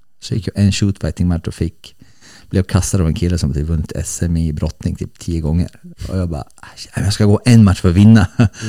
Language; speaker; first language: Swedish; early bilingual, other home language; Bosnian